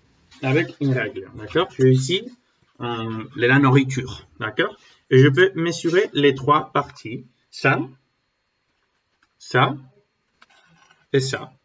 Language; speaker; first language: French; non-native, learner; Spanish